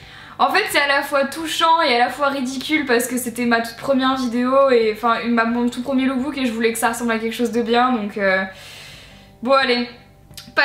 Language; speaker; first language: French; native; French